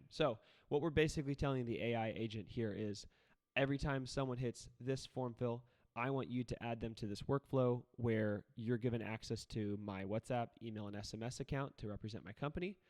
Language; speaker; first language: English; native; English